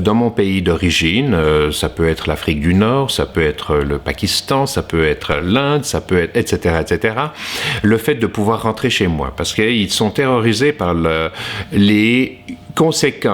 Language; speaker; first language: French; native; French